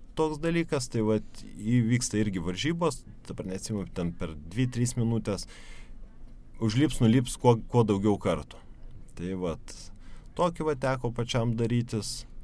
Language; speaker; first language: Lithuanian; native; Lithuanian